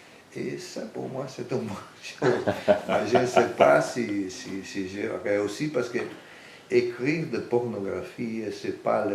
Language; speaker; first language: French; non-native, fluent; Italian